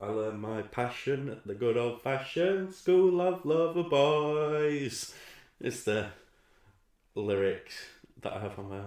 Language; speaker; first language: English; native; English